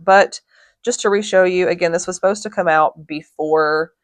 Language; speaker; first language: English; native; English